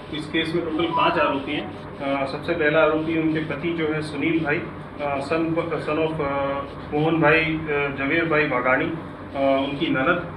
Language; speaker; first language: Hindi; non-native, local second language; Gujarati